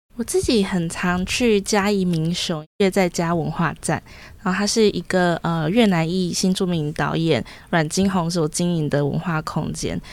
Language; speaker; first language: Chinese; native; Chinese